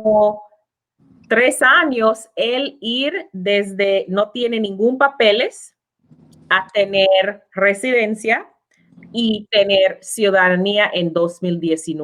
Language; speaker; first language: Spanish; non-native, learner; English